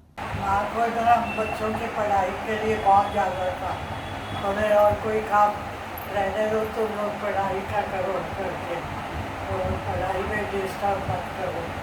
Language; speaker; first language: Hindi; native; Hindi